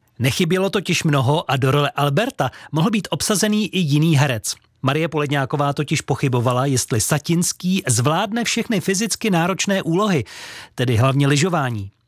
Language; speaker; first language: Czech; native; Czech